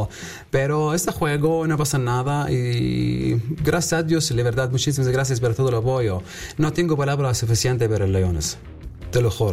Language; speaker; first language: Spanish; non-native, learner; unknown